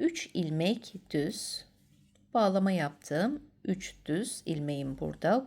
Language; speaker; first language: Turkish; native; Turkish